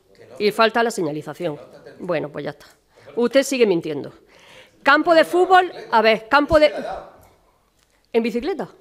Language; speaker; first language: Spanish; native; Spanish